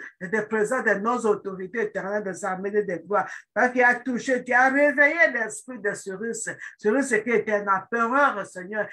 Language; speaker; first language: French; non-native, local second language; Lingala